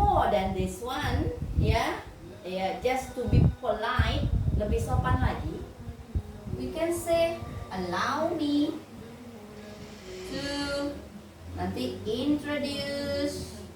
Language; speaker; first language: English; non-native, fluent; Indonesian